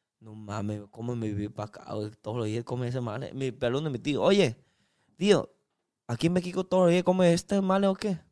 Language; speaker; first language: Spanish; non-native, learner; Chinese